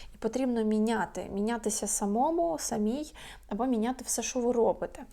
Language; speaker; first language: Ukrainian; non-native, local second language; Russian